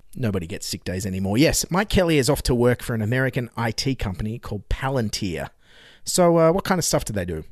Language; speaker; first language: English; native; English